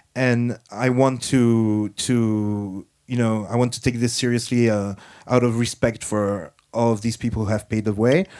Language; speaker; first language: English; non-native, fluent; French